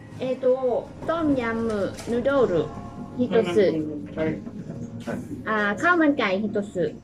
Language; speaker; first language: Japanese; non-native, learner; Thai